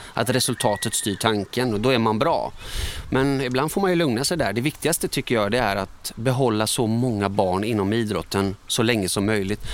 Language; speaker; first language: Swedish; early bilingual, other home language; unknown